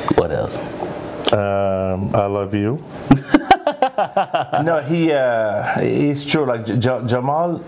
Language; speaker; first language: English; early bilingual, other home language; Arabic